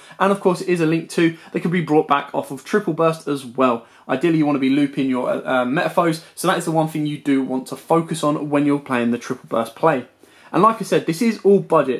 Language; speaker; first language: English; native; English